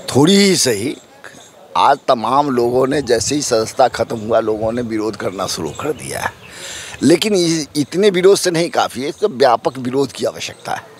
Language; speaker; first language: Hindi; native; Hindi